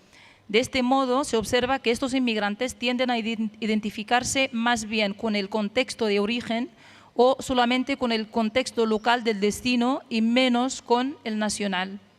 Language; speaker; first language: Catalan; non-native, fluent; Arabic